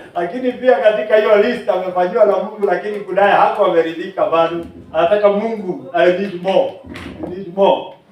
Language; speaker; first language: Swahili; non-native, local second language; Kikuyu